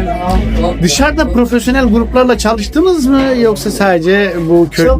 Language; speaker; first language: Turkish; native; Turkish